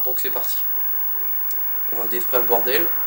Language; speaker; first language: French; native; French